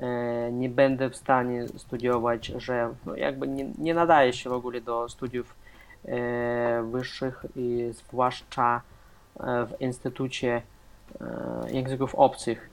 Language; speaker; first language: Polish; non-native, fluent; Russian